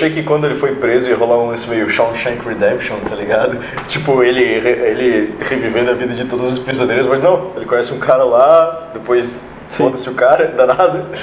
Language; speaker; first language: Portuguese; native; Portuguese